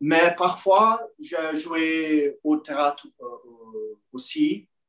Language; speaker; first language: French; non-native, learner; Portuguese